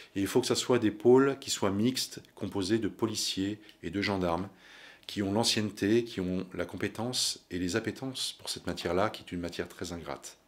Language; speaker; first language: French; native; French